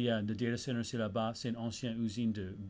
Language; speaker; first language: French; early bilingual, heritage; English